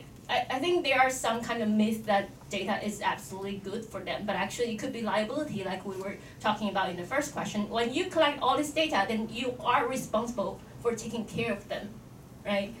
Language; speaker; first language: English; non-native, fluent; Chinese